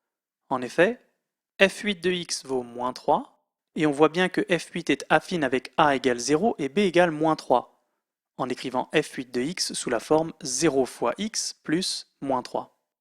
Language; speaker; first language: French; native; French